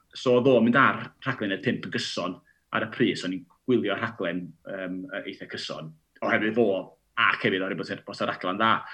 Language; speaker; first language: Welsh; native; Welsh